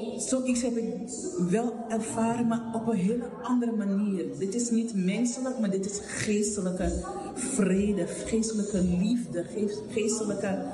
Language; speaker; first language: Dutch; non-native, fluent; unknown